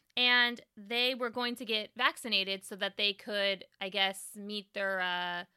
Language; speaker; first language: English; native; English